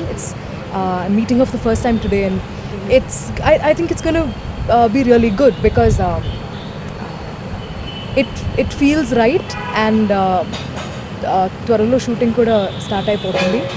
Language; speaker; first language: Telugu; non-native, local second language; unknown